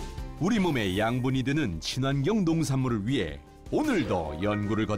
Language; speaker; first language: Korean; native; Korean